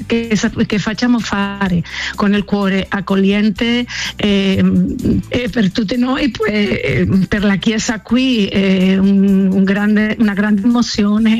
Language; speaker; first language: Italian; non-native, fluent; Spanish